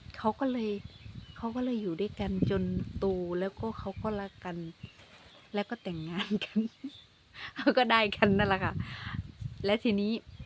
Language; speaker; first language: Thai; non-native, local second language; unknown